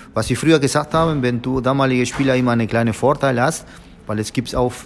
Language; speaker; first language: German; non-native, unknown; Spanish